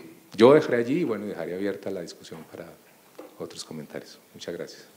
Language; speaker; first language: Spanish; native; Spanish